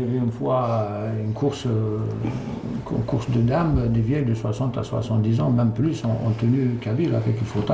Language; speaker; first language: French; non-native, local second language; Arabic